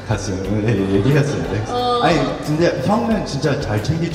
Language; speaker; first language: Korean; early bilingual, heritage; English